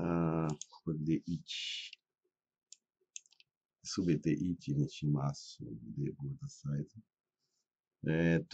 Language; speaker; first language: Japanese; non-native, fluent; Portuguese